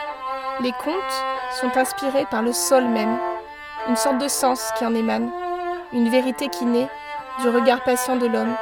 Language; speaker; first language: French; native; French